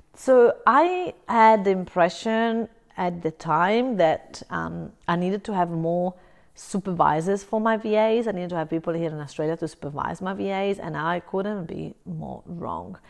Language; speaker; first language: English; non-native, fluent; Italian